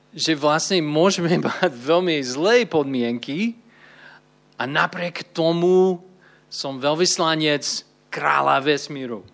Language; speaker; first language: Slovak; non-native, fluent; English